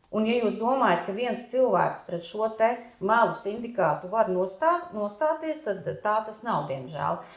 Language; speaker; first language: Latvian; non-native, local second language; Russian